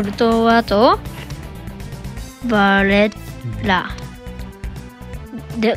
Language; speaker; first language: Japanese; native; Japanese